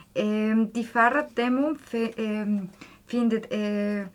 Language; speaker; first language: German; non-native, fluent; Spanish